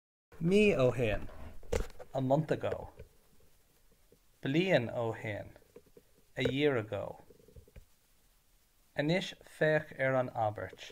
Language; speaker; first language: Irish; non-native, learner; English